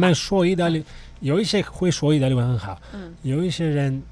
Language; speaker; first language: Chinese; non-native, fluent; Italian